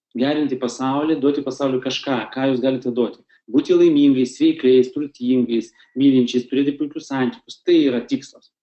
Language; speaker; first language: Lithuanian; non-native, local second language; Russian